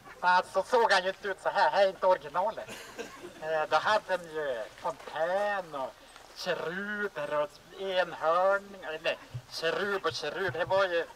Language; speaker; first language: Swedish; native; Swedish